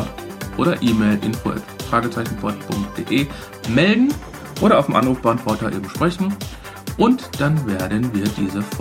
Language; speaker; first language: German; native; German